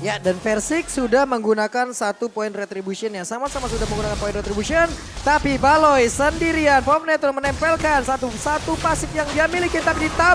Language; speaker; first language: Indonesian; native; Indonesian